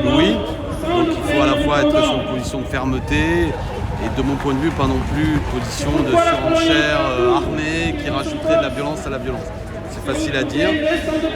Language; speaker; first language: French; native; French